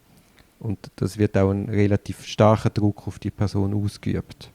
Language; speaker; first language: German; native; German